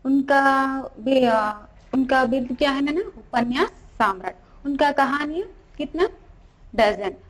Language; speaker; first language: Hindi; non-native, local second language; Telugu